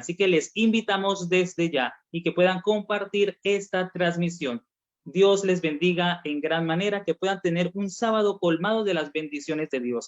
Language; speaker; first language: Spanish; native; Spanish